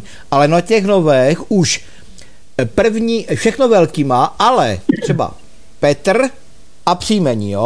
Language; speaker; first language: Czech; native; Czech